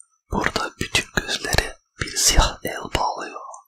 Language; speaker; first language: Turkish; non-native, fluent; English